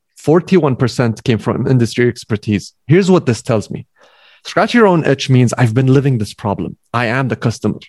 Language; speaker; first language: English; non-native, fluent; Arabic